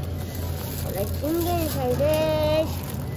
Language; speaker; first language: Japanese; early bilingual, other home language; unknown